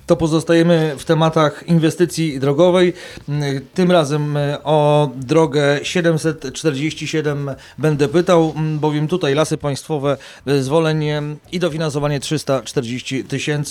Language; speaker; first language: Polish; native; Polish